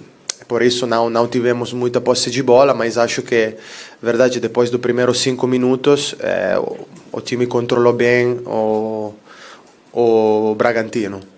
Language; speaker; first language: Portuguese; non-native, fluent; Italian